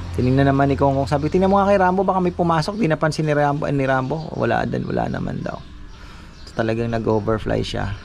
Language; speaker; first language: Filipino; non-native, local second language; Pampanga